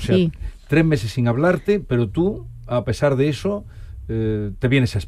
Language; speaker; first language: Spanish; native; Spanish